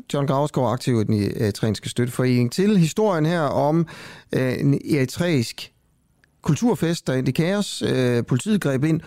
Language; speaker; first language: Danish; native; Danish